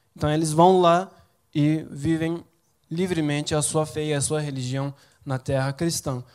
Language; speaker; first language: Portuguese; non-native, fluent; Turkish